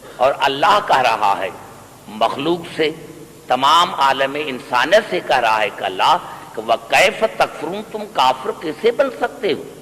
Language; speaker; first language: Urdu; non-native, local second language; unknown